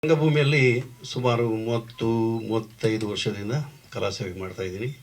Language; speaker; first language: Kannada; non-native, local second language; Tulu